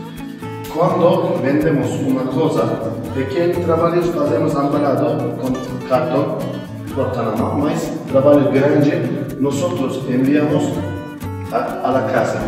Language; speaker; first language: Portuguese; non-native, learner; Turkish